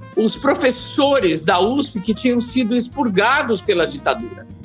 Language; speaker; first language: Portuguese; native; Portuguese